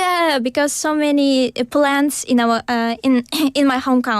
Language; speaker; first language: English; non-native, learner; Uzbek